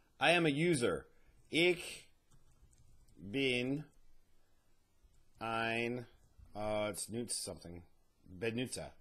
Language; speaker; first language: German; non-native, learner; English